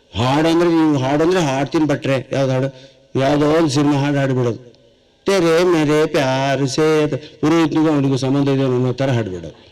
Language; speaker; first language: Kannada; native; Kannada